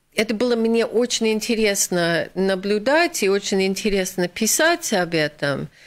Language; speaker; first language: Russian; non-native, fluent; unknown